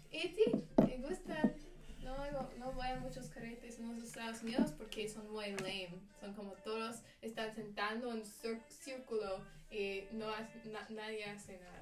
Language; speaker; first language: Spanish; non-native, learner; English